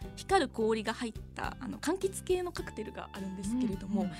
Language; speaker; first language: Japanese; native; Japanese